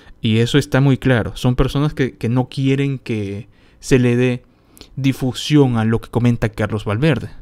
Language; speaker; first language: Spanish; native; Spanish